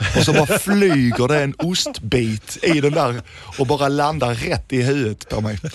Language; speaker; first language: Swedish; early bilingual, other home language; Danish